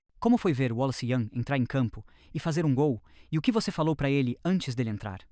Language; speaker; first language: Portuguese; native; Portuguese